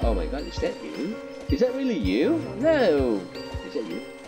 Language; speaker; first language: English; non-native, fluent; Indonesian